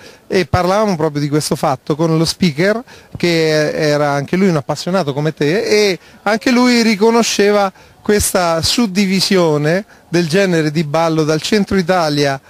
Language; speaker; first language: Italian; native; Italian